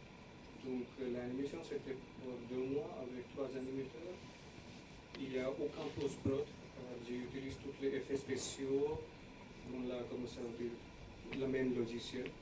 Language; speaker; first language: French; non-native, learner; English